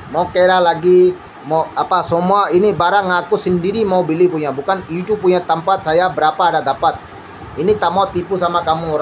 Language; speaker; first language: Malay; non-native, learner; Bangla